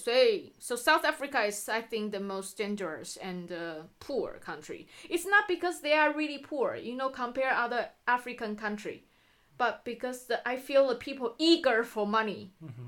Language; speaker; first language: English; non-native, fluent; Chinese